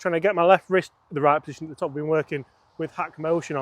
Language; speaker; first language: English; native; English